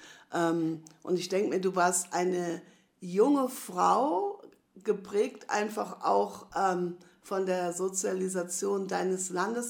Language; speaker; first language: German; native; German